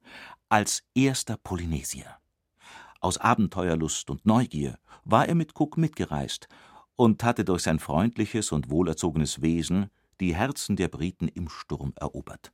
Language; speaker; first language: German; native; German